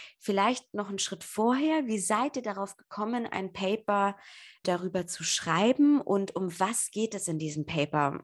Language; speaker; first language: German; native; German